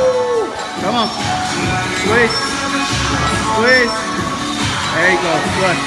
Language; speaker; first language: English; native; English